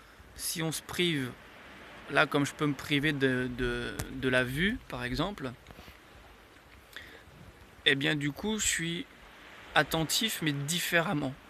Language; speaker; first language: French; native; French